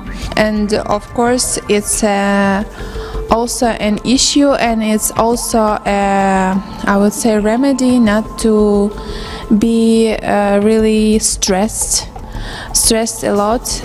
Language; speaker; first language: English; non-native, local second language; Ukrainian